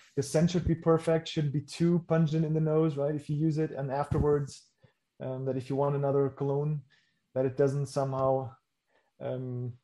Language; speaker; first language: English; non-native, fluent; German